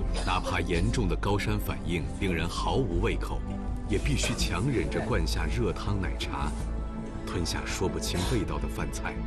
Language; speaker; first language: Chinese; native; Chinese